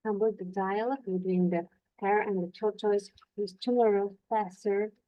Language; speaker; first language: English; non-native, learner; Kazakh